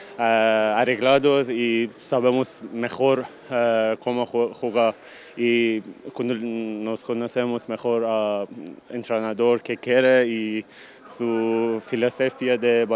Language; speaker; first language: Spanish; non-native, learner; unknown